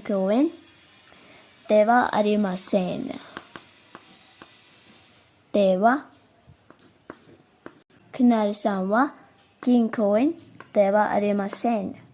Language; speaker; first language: Japanese; non-native, fluent; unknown